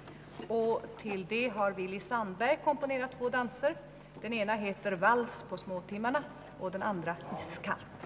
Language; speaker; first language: Swedish; native; Swedish